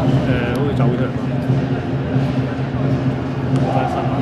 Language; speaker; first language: Chinese; native; Chinese